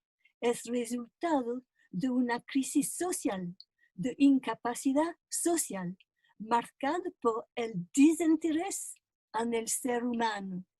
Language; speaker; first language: Spanish; non-native, fluent; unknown